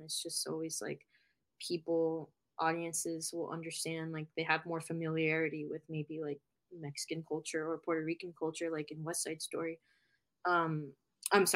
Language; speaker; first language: English; native; English